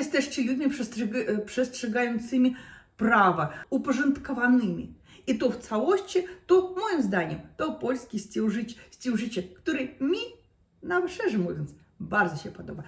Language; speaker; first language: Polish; non-native, learner; Russian